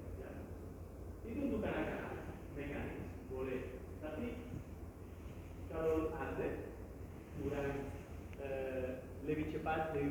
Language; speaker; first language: Indonesian; non-native, learner; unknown